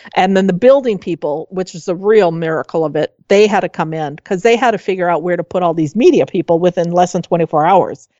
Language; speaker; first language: English; native; English